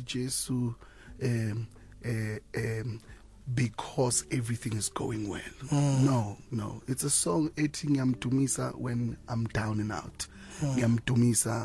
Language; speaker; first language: English; non-native, local second language; Zulu